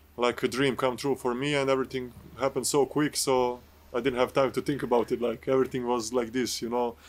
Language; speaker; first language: English; non-native, fluent; Bosnian